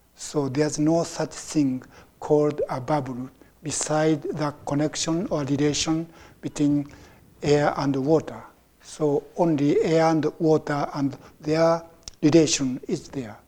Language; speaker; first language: English; non-native, fluent; Japanese